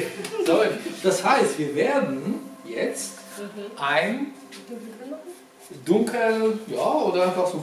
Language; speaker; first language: German; non-native, fluent; Georgian